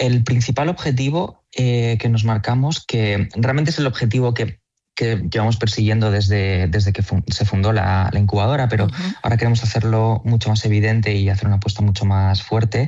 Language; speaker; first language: Spanish; native; Spanish